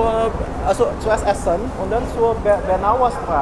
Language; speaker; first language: German; non-native, fluent; Indonesian